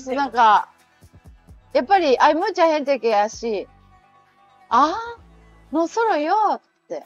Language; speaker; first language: Spanish; non-native, learner; Japanese